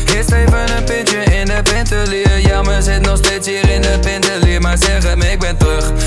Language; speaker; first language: French; non-native, fluent; Dutch